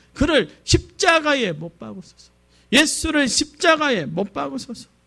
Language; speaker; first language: Korean; native; Korean